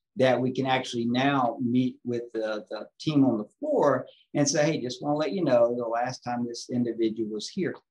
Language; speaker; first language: English; native; English